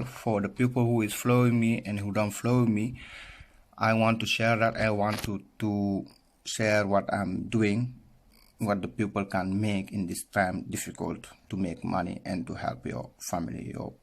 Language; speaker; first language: English; non-native, learner; Wolof